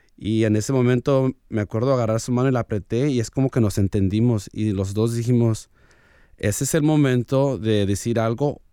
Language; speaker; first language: Spanish; early bilingual, heritage; Spanish